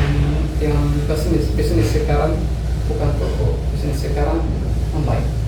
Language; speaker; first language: Indonesian; non-native, learner; Arabic